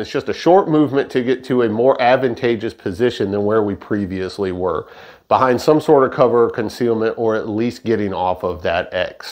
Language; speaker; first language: English; native; English